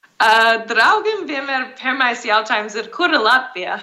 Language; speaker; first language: Latvian; early bilingual, heritage; English